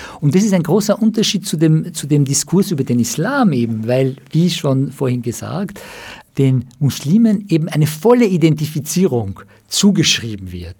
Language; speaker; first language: German; early bilingual, other home language; Persian